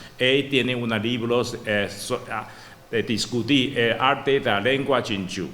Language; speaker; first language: Spanish; non-native, learner; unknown